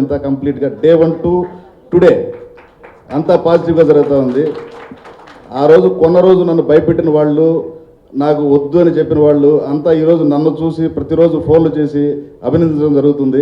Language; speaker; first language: Telugu; native; Telugu